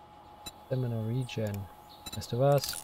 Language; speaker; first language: German; native; German